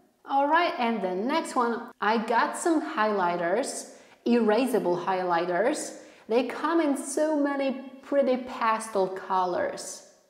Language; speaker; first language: English; non-native, fluent; Polish